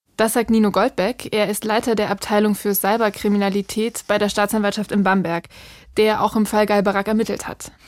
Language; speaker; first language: German; native; German